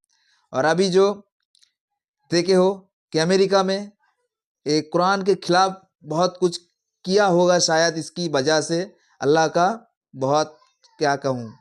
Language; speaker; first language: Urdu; non-native, local second language; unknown